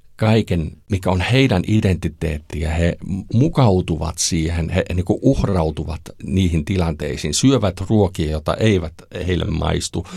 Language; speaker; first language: Finnish; non-native, fluent; German